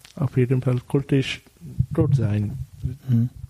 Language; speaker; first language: German; non-native, learner; Bangla